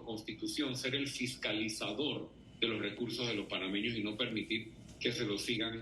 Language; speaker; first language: Spanish; native; Spanish